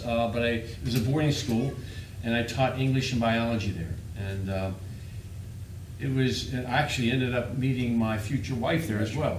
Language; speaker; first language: English; native; English